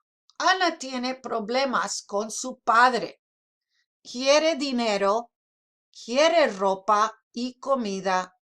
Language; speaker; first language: Spanish; non-native, fluent; English